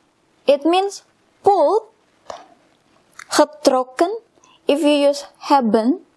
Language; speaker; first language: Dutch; non-native, fluent; Indonesian